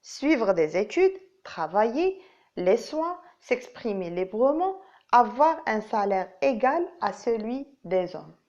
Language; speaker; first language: French; non-native, local second language; Arabic